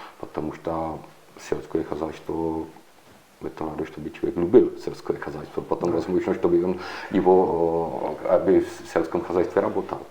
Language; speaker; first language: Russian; non-native, learner; Czech